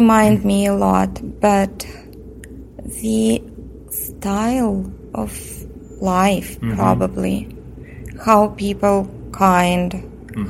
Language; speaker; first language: English; non-native, fluent; Russian